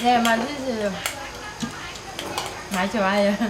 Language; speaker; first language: Korean; non-native, learner; Vietnamese